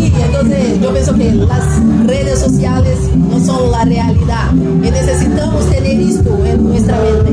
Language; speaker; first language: Spanish; non-native, fluent; Portuguese